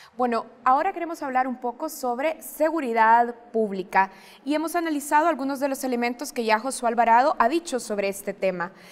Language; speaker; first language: Spanish; native; Spanish